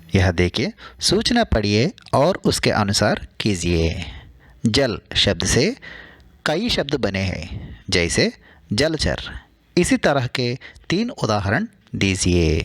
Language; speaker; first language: Hindi; non-native, local second language; Telugu